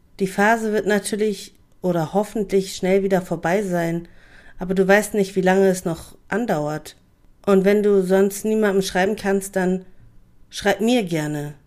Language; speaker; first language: German; native; German